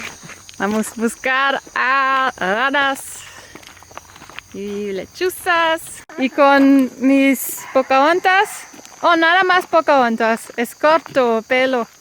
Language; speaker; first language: Spanish; non-native, learner; Dutch